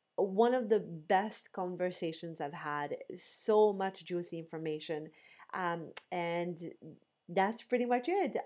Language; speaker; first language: English; non-native, fluent; Bosnian